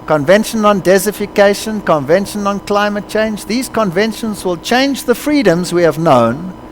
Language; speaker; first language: English; non-native, local second language; Afrikaans